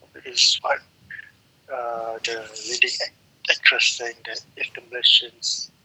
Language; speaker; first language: English; non-native, local second language; Malay